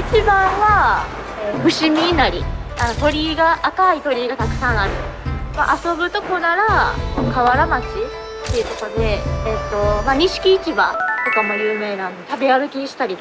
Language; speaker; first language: Japanese; native; Japanese